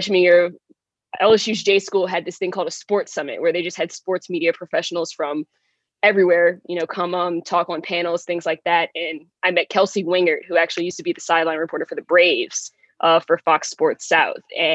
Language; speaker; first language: English; native; English